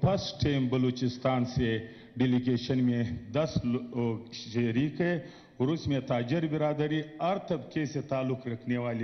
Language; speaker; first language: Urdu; non-native, local second language; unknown